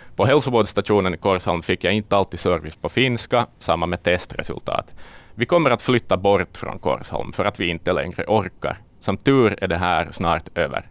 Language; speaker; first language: Swedish; native; Swedish